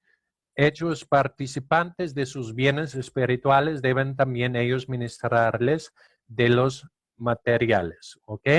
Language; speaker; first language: Spanish; non-native, fluent; Danish